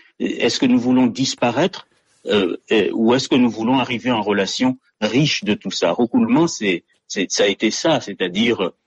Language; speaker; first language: French; non-native, local second language; Malagasy